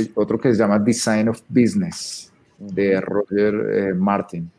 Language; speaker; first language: Spanish; native; Spanish